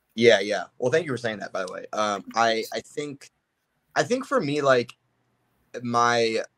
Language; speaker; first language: English; native; English